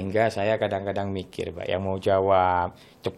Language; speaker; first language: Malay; non-native, local second language; Madurese